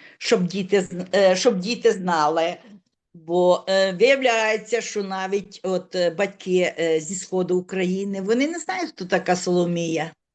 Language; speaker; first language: Ukrainian; native; Ukrainian